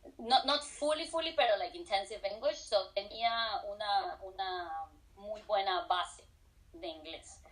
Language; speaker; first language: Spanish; native; Spanish